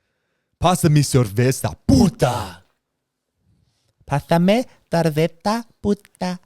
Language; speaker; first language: Spanish; non-native, learner; English